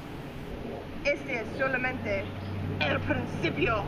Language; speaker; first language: Spanish; non-native, learner; English